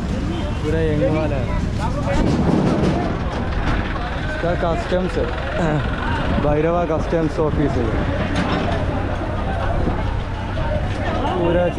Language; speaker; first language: Hindi; non-native, local second language; Malayalam